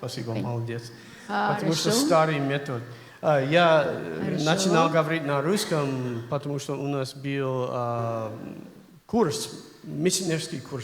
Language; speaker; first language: Russian; non-native, learner; English